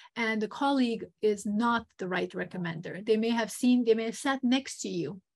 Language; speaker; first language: English; non-native, fluent; Serbian